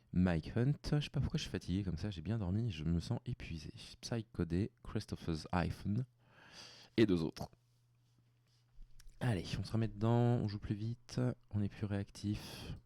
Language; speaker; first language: French; native; French